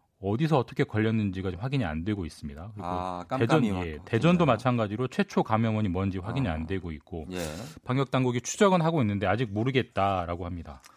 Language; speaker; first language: Korean; native; Korean